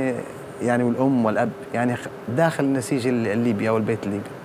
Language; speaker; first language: Arabic; native; Arabic